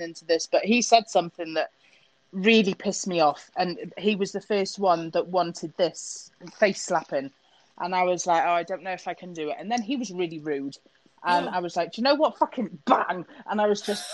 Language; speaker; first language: English; native; English